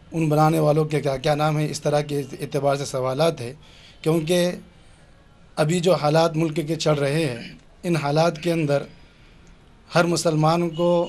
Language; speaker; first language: Urdu; native; Urdu